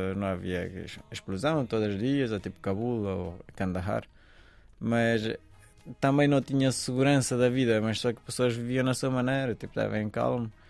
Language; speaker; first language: Portuguese; non-native, fluent; Persian